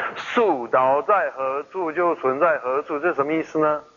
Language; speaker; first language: Chinese; non-native, fluent; English